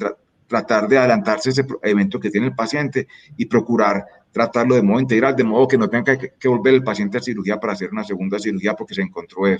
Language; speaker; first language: Spanish; native; Spanish